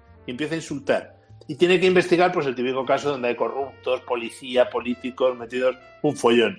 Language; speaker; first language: Spanish; native; Spanish